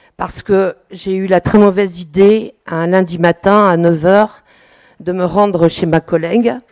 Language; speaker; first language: French; native; French